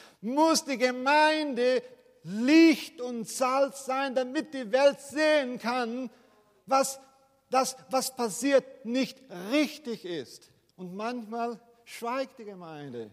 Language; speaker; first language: German; non-native, fluent; Portuguese